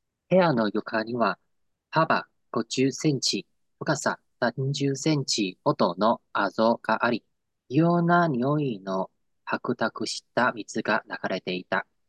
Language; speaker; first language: Japanese; non-native, learner; Chinese